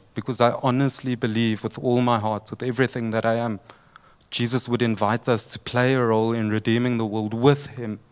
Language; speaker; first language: English; native; English